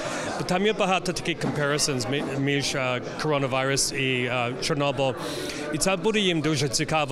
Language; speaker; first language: Ukrainian; early bilingual, heritage; English